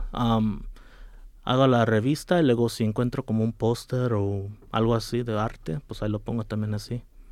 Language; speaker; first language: Spanish; early bilingual, heritage; Spanish